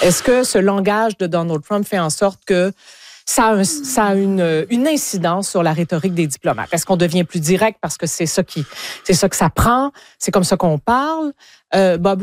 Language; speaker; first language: French; native; French